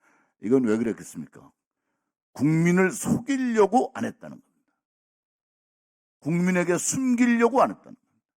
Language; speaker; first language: Korean; native; Korean